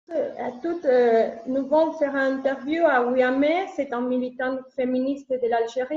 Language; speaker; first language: French; non-native, learner; Spanish